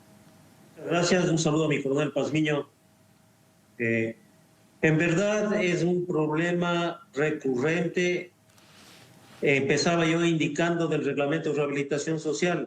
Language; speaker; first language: Spanish; native; Spanish